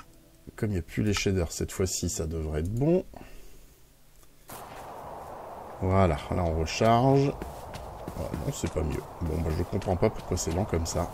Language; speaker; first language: French; native; French